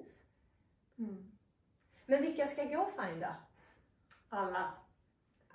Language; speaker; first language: Swedish; native; Swedish